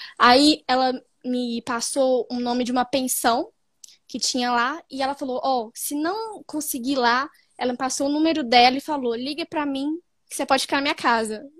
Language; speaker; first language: Portuguese; native; Portuguese